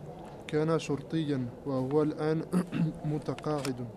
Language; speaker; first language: Arabic; non-native, learner; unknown